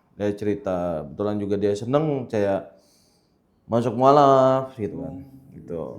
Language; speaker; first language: Indonesian; native; Indonesian